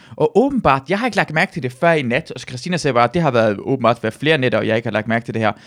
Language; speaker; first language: Danish; early bilingual, other home language; Persian